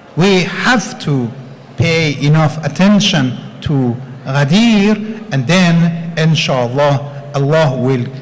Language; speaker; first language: English; non-native, fluent; Persian